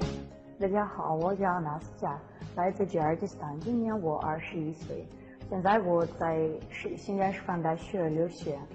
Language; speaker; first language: Chinese; non-native, learner; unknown